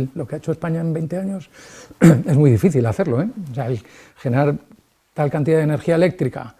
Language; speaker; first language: Spanish; native; Spanish